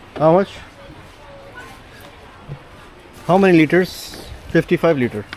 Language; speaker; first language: English; non-native, fluent; Urdu